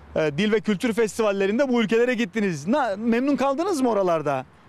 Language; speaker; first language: Turkish; native; Turkish